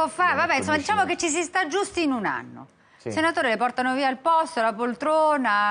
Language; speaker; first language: Italian; native; Italian